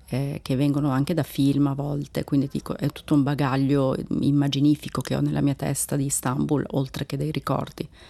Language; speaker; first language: Italian; early bilingual, other home language; Turkish